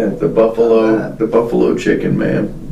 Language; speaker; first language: English; native; English